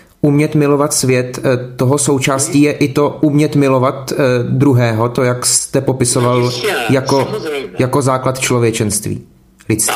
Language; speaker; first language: Czech; native; Czech